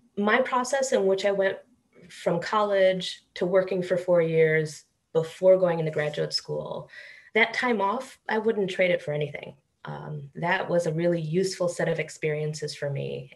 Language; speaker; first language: English; native; English